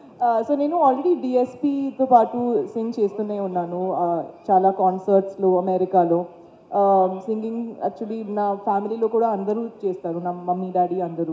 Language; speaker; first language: Telugu; non-native, fluent; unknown